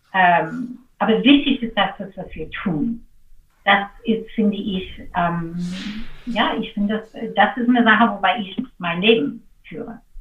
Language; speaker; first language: German; non-native, fluent; English